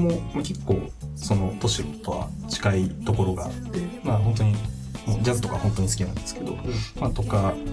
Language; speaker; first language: Japanese; native; Japanese